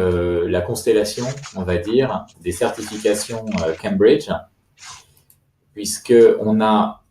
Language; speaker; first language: French; native; French